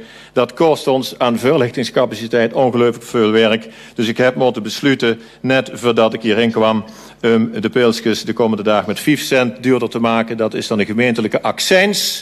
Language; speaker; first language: Dutch; native; Dutch